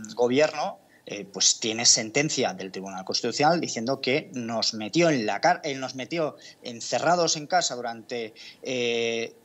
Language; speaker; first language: Spanish; native; Spanish